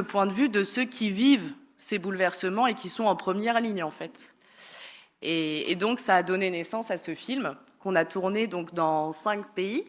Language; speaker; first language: French; native; French